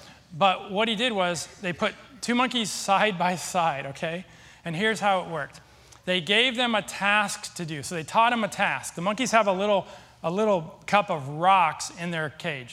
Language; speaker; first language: English; native; English